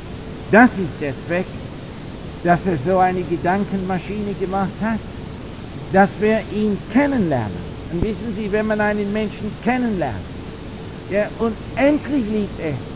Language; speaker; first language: German; non-native, fluent; English